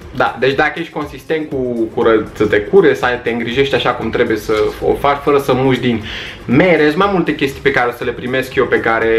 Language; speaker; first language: Romanian; native; Romanian